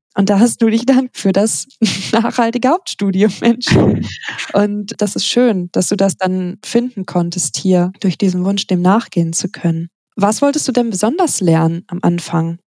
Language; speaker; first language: German; native; German